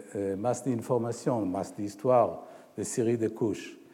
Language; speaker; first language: French; non-native, fluent; Hebrew